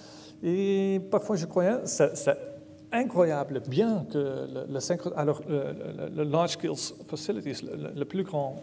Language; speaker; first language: French; non-native, learner; Dutch